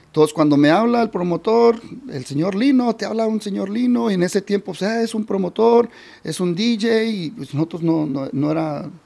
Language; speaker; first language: Spanish; early bilingual, heritage; Spanish